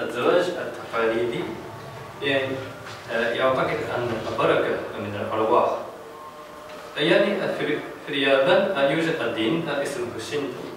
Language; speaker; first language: Arabic; non-native, learner; Japanese